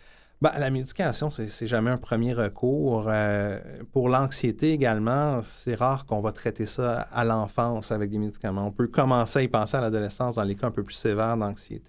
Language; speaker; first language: French; native; French